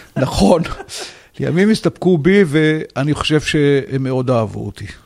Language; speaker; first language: Hebrew; native; Hebrew